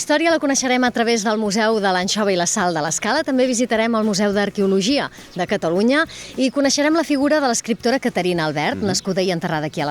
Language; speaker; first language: Catalan; native; Catalan